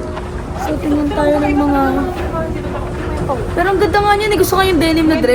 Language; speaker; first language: Filipino; native; Filipino